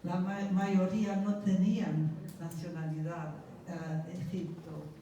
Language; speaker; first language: Spanish; non-native, fluent; English